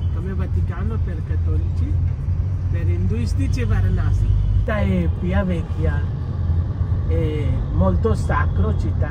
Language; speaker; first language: Italian; non-native, learner; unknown